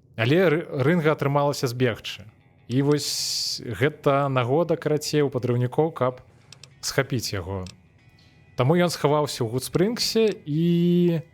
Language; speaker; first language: Belarusian; non-native, local second language; Russian